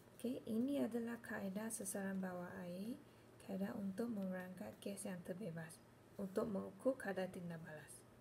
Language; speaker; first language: Malay; non-native, local second language; Chinese